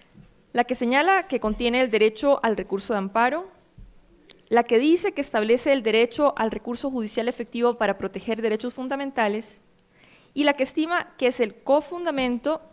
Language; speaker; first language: Spanish; native; Spanish